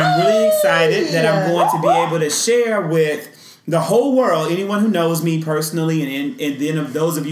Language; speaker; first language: English; native; English